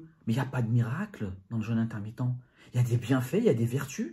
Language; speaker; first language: French; native; French